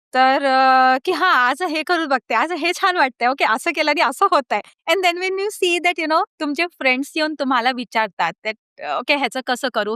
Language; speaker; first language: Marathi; early bilingual, heritage; Marathi